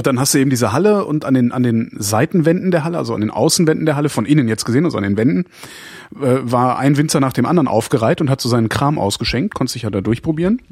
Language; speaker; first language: German; native; German